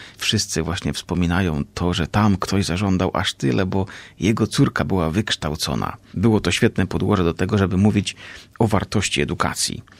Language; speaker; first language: Polish; native; Polish